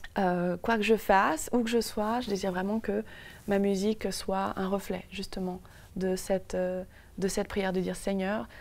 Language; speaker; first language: French; native; French